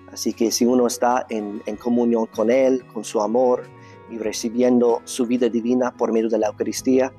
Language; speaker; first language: Spanish; non-native, fluent; English